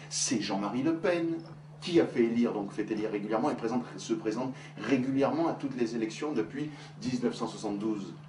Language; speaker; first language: French; native; French